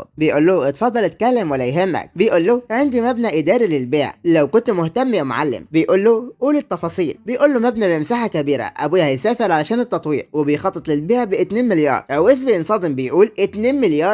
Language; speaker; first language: Arabic; native; Arabic